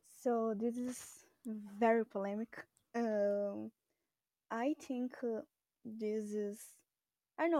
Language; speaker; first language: English; non-native, learner; Portuguese